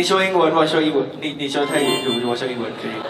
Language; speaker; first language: Chinese; non-native, learner; Thai